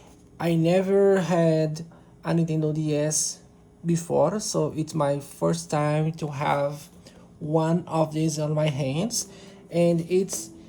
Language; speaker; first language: English; non-native, learner; Portuguese